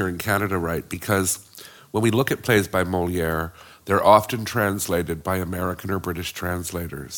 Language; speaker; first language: English; native; English